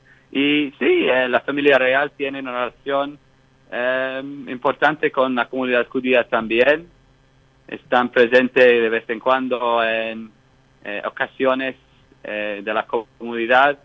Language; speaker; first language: Spanish; non-native, fluent; English